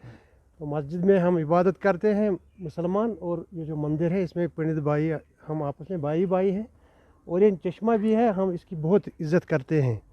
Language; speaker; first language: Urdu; non-native, local second language; Kashmiri